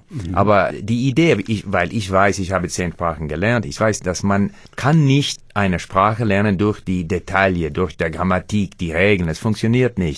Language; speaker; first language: German; non-native, learner; English